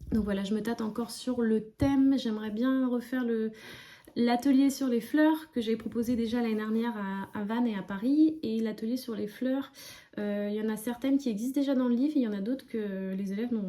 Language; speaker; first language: French; native; French